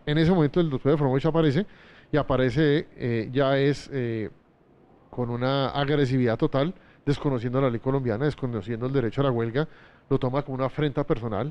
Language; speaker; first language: Spanish; native; Spanish